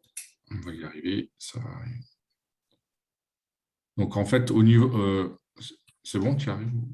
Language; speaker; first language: French; native; French